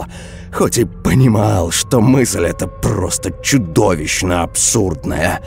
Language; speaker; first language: Russian; native; Russian